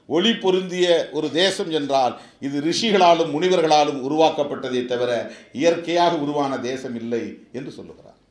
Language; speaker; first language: Tamil; native; Tamil